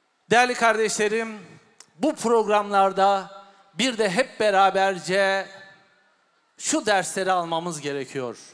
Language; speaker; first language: Turkish; native; Turkish